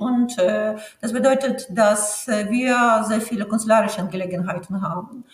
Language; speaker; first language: German; non-native, fluent; Ukrainian